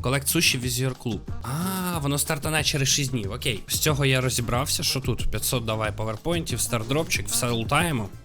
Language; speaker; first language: Ukrainian; non-native, local second language; Russian